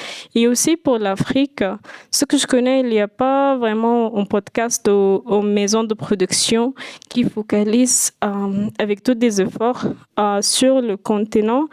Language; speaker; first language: French; non-native, fluent; Arabic